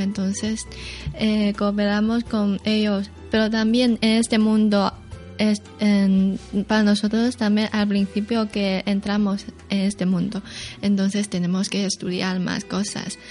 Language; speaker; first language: Spanish; non-native, learner; Chinese